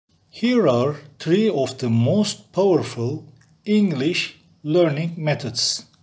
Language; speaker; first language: English; non-native, fluent; Turkish